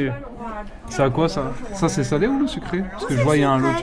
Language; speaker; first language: French; native; French